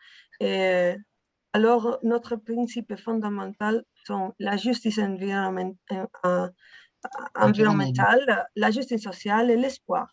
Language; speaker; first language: French; non-native, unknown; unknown